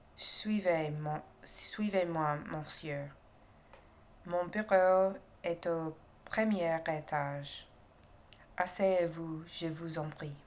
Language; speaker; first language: French; non-native, learner; English